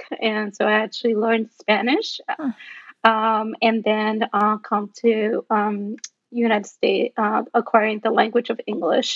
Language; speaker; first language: English; non-native, fluent; Min Nan Chinese